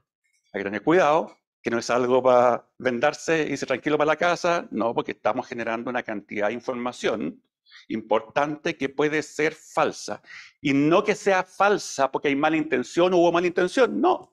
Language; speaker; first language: Spanish; native; Spanish